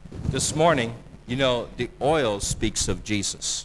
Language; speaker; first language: English; native; English